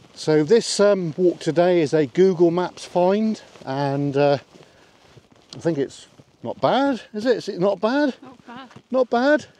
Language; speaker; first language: English; native; English